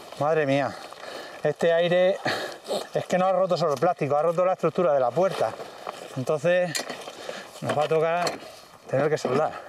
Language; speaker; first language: Spanish; native; Spanish